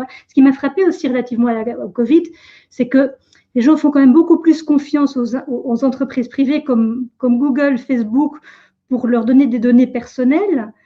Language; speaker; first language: French; native; French